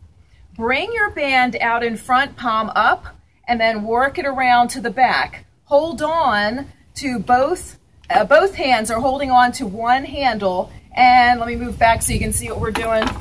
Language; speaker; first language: English; native; English